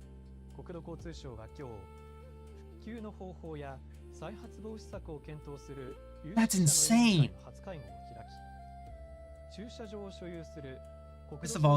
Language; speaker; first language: Japanese; native; Japanese